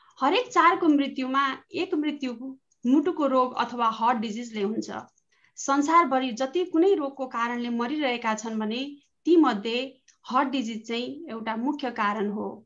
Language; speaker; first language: Nepali; native; Nepali